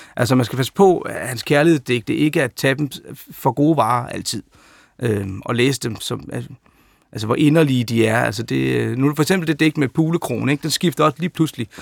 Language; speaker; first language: Danish; native; Danish